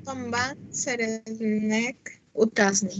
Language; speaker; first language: Hungarian; non-native, learner; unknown